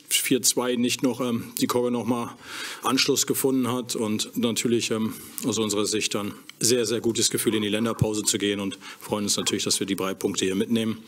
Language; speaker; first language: German; native; German